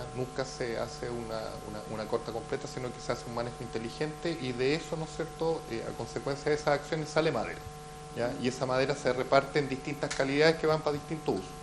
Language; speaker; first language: Spanish; native; Spanish